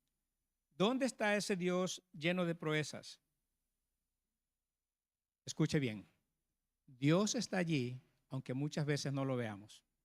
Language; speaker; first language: Spanish; native; Spanish